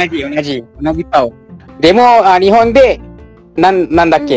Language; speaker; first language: Japanese; non-native, learner; Malay